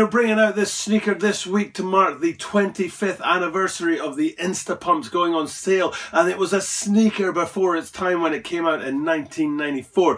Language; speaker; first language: English; native; English